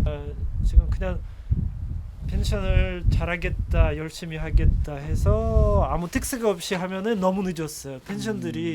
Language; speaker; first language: Korean; non-native, fluent; Russian